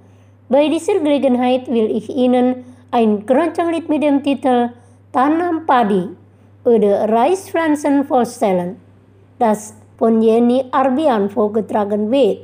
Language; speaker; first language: German; non-native, fluent; Indonesian